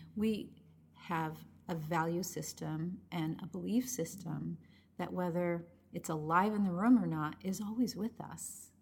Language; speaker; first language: English; early bilingual, other home language; Spanish